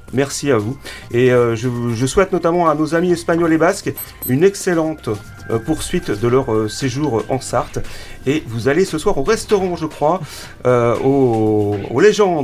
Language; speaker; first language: French; native; French